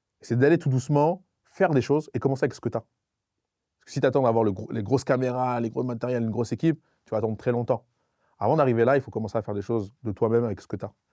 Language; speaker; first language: French; non-native, local second language; Sango